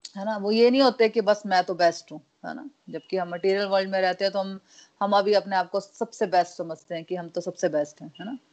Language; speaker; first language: Hindi; non-native, local second language; Punjabi